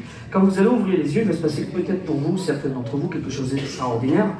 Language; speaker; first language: French; native; French